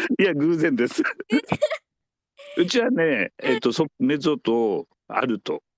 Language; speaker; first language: Japanese; native; Japanese